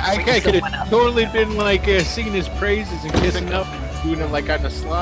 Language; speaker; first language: English; native; English